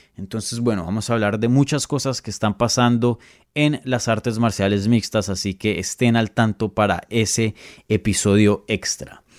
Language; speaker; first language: Spanish; native; Spanish